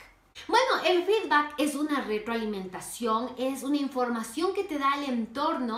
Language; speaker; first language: Spanish; native; Spanish